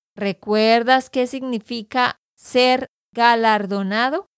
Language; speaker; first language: Spanish; native; Spanish